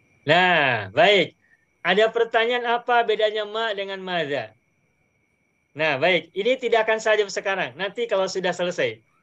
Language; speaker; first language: Indonesian; native; Indonesian